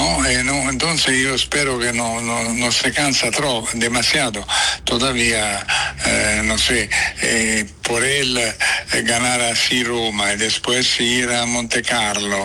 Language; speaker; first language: Spanish; non-native, fluent; Italian